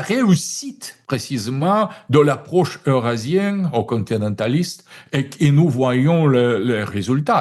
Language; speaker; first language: French; non-native, fluent; Russian